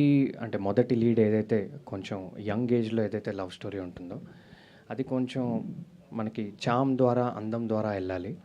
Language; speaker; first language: Telugu; native; Telugu